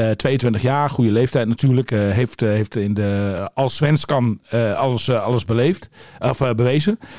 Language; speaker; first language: Dutch; native; Dutch